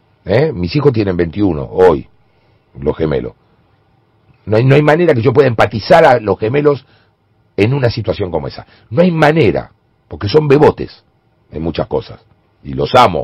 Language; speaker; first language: Spanish; native; Spanish